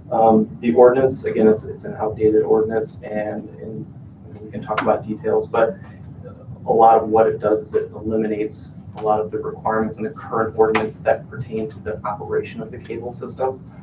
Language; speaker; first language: English; native; English